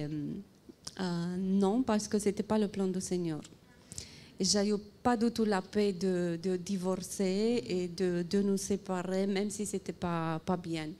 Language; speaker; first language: French; non-native, fluent; Romanian